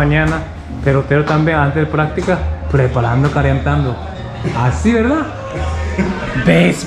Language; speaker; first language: Spanish; non-native, learner; Japanese